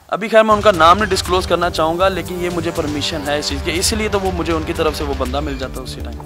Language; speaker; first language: Urdu; non-native, local second language; Punjabi